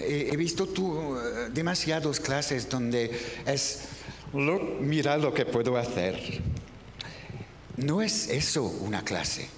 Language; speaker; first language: Spanish; non-native, fluent; French